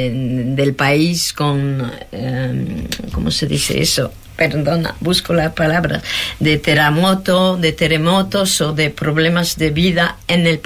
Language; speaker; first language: Spanish; non-native, fluent; French